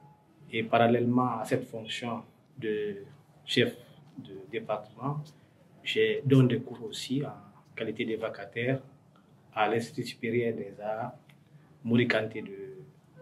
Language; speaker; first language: French; non-native, local second language; Fula